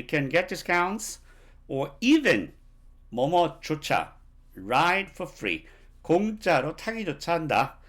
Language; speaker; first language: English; non-native, fluent; Korean